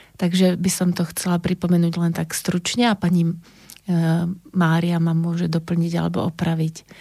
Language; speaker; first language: Slovak; native; Slovak